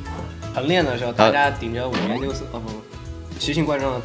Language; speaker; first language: Chinese; native; Chinese